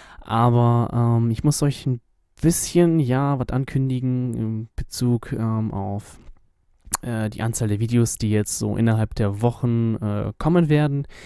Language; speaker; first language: German; native; German